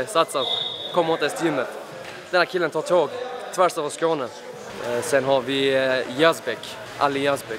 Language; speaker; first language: Swedish; native; Swedish